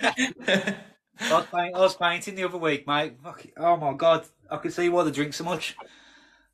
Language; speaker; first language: English; native; English